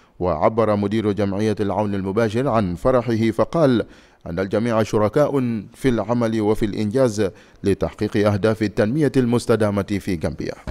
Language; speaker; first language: Arabic; non-native, fluent; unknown